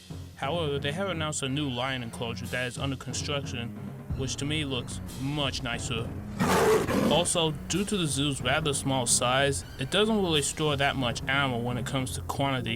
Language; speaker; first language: English; native; English